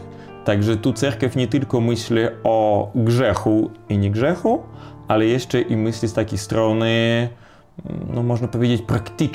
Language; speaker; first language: Polish; non-native, fluent; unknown